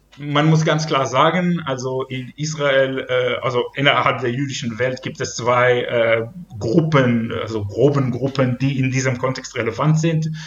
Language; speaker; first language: German; non-native, fluent; Hebrew